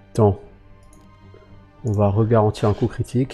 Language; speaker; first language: French; native; French